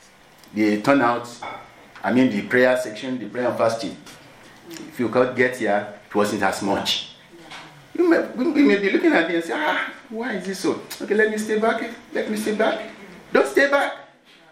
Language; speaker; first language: English; non-native, local second language; Yoruba